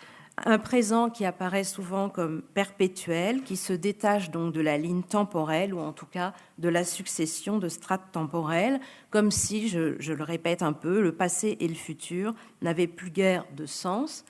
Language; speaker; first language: French; native; French